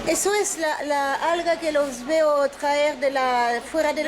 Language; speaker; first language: Spanish; non-native, learner; French